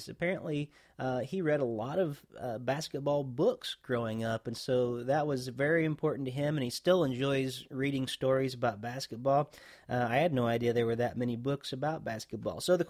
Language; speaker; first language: English; native; English